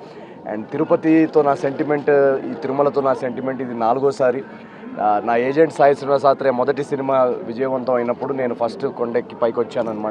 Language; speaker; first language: Telugu; native; Telugu